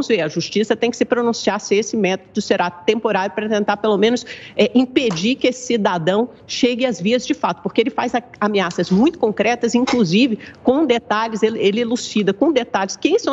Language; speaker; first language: Portuguese; native; Portuguese